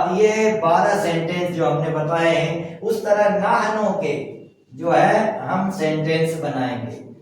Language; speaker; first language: Urdu; native; Urdu